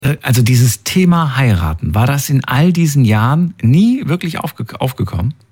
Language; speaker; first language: German; native; German